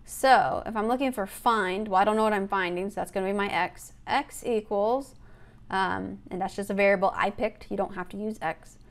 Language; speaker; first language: English; native; English